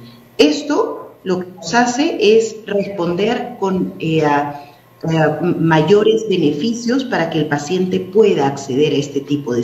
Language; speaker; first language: Spanish; native; Spanish